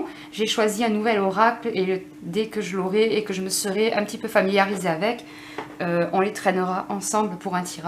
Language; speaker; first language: French; native; French